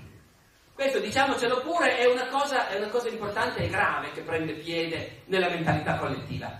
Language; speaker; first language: Italian; native; Italian